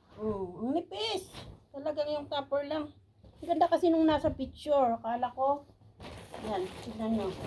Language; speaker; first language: Filipino; native; Filipino